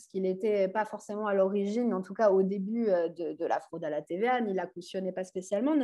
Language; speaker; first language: French; native; French